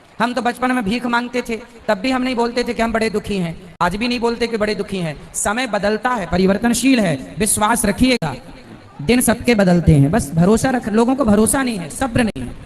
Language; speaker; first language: Hindi; native; Hindi